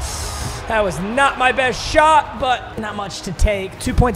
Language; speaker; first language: English; native; English